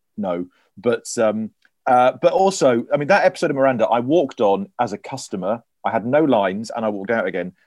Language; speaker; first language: English; native; English